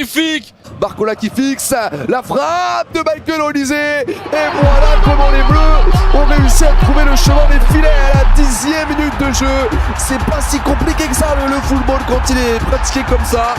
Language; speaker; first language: French; native; French